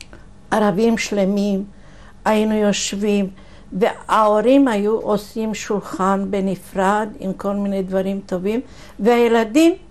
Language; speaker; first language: Hebrew; non-native, fluent; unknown